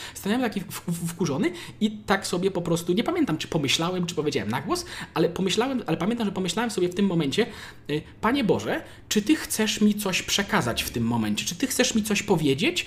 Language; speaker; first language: Polish; native; Polish